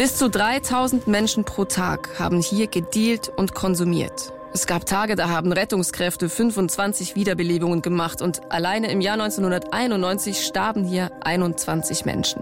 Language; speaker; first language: German; native; German